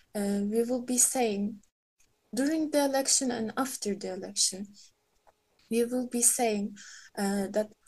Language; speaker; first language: English; non-native, fluent; Turkish